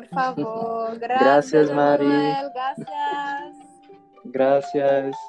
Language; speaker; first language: Spanish; non-native, learner; Portuguese